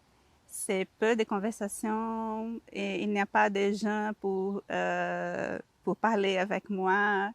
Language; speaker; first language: French; non-native, learner; Portuguese